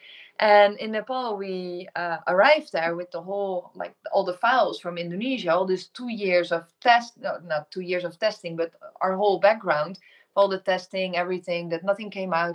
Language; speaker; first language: English; non-native, fluent; Dutch